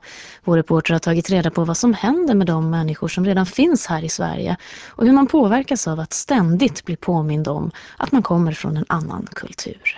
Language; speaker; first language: Swedish; native; Swedish